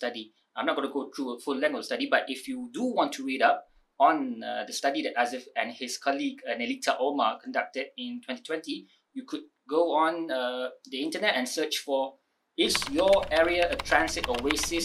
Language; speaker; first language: English; non-native, local second language; Malay